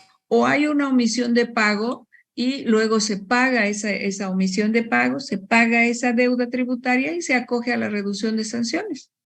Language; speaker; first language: Spanish; native; Spanish